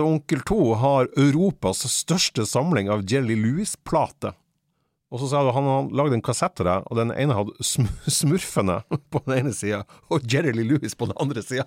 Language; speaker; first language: Norwegian; native; Norwegian